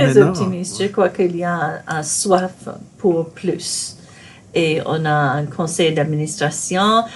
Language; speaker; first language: French; non-native, fluent; English